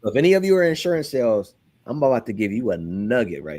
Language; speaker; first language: English; native; English